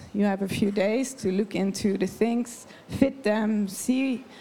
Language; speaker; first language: English; non-native, fluent; Dutch